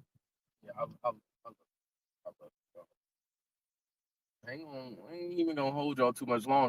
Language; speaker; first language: English; native; English